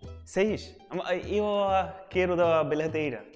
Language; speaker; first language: Portuguese; non-native, learner; Bangla